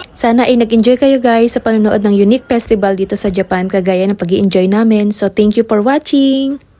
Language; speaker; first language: Filipino; native; Filipino